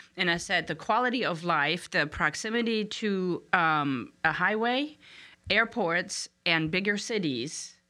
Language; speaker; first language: English; non-native, fluent; German